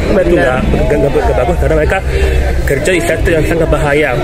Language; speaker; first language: Indonesian; non-native, fluent; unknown